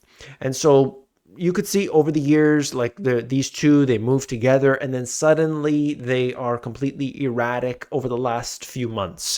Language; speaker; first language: English; native; English